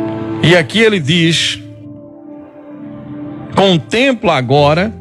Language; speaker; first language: Portuguese; native; Portuguese